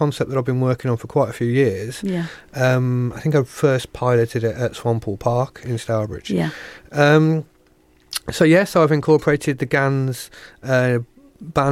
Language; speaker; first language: English; native; English